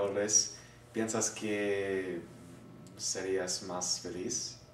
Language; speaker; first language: Spanish; non-native, learner; English